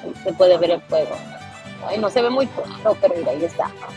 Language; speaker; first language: Spanish; early bilingual, heritage; Spanish